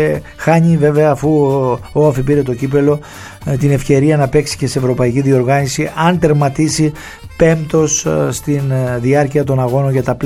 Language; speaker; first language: Greek; native; Greek